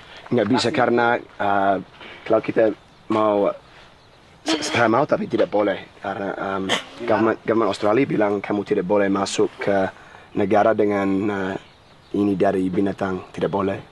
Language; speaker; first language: Indonesian; non-native, local second language; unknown